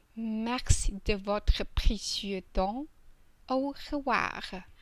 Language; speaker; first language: French; non-native, learner; Chinese